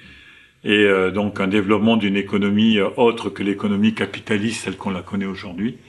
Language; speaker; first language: French; native; French